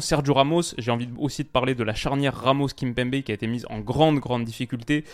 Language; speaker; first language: French; native; French